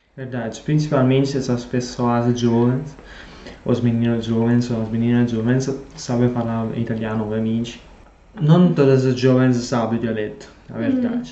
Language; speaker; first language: Portuguese; non-native, fluent; Italian